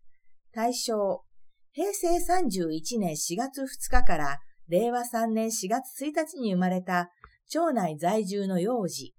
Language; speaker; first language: Japanese; native; Japanese